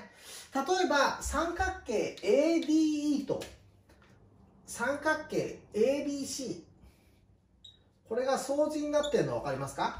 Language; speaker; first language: Japanese; native; Japanese